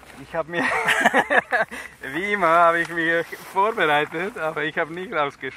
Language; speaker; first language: German; non-native, fluent; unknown